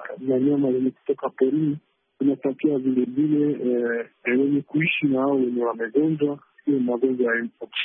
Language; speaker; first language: Swahili; native; Swahili